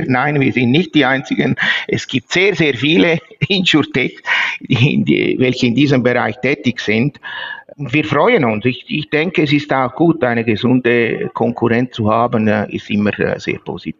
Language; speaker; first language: German; non-native, fluent; Italian